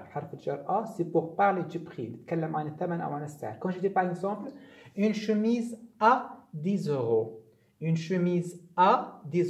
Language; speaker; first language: French; non-native, fluent; Arabic